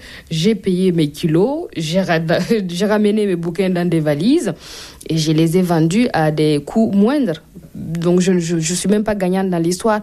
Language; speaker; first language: French; non-native, local second language; Mossi